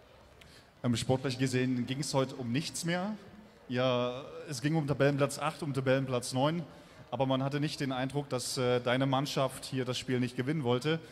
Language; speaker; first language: German; native; German